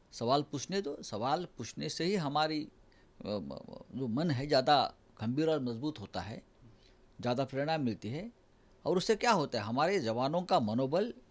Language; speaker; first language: Hindi; non-native, local second language; Marathi